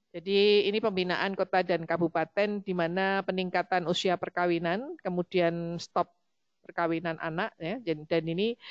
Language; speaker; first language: Indonesian; native; Indonesian